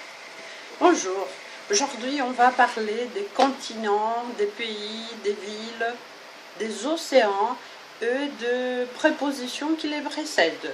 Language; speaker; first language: French; non-native, fluent; Portuguese